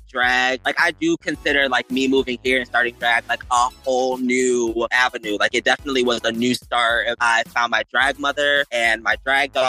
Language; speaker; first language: English; native; English